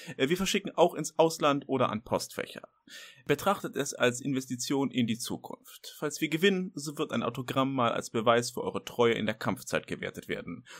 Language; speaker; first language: German; native; German